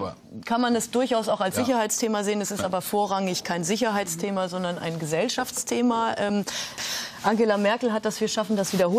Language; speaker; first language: German; native; German